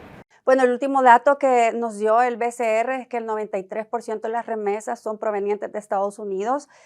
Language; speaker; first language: Spanish; native; Spanish